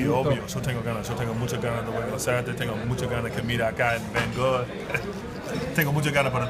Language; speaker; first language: Spanish; non-native, learner; English